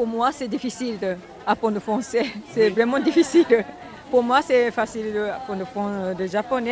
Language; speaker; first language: French; non-native, learner; Japanese